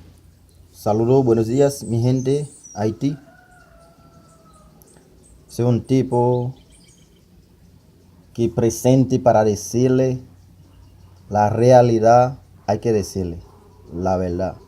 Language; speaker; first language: Spanish; non-native, learner; Haitian Creole